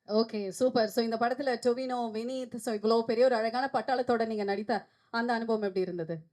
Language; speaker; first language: Tamil; native; Tamil